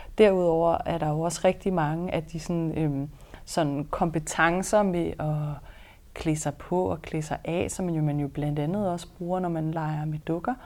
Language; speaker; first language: Danish; native; Danish